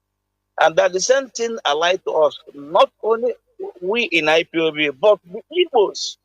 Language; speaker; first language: English; non-native, local second language; Igbo